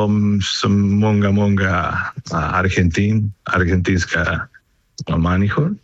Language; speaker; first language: Swedish; non-native, learner; Spanish